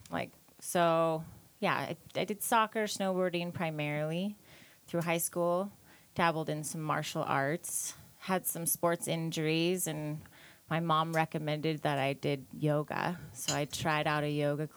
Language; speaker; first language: English; native; English